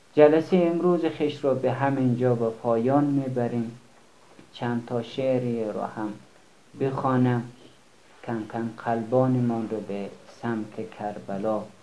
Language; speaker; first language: Persian; native; Persian